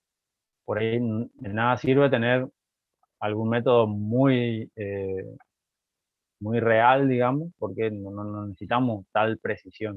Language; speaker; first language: Spanish; native; Spanish